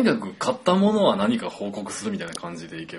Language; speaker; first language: Japanese; native; Japanese